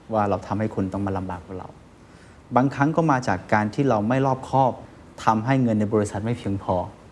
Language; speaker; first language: Thai; non-native, fluent; Chinese